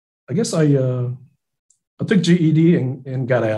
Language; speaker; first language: English; non-native, fluent; Japanese